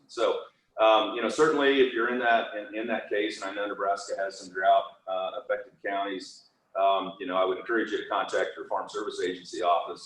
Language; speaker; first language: English; native; English